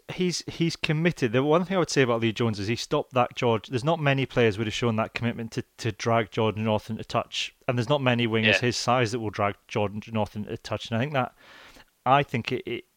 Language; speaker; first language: English; native; English